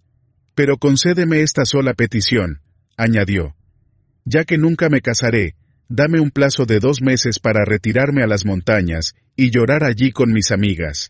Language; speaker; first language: Spanish; native; Spanish